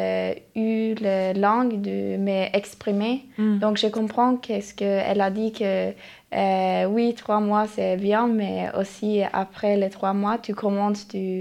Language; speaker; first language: French; non-native, learner; Norwegian